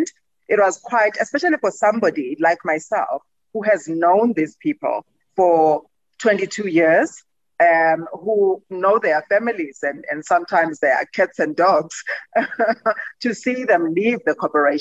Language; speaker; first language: English; non-native, local second language; Xhosa